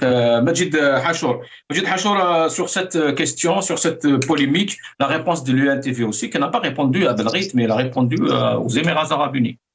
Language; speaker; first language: French; non-native, local second language; Arabic